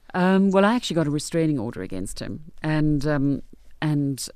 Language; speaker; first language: English; native; English